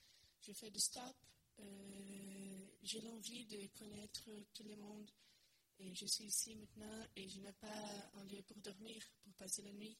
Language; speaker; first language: French; non-native, learner; Portuguese